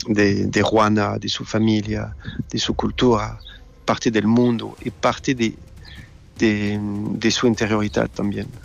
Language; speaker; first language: Spanish; non-native, learner; French